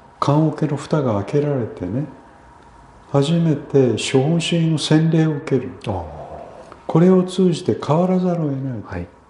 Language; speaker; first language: Japanese; early bilingual, other home language; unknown